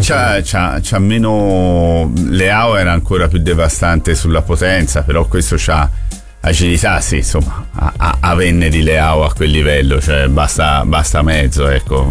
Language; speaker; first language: Italian; native; Italian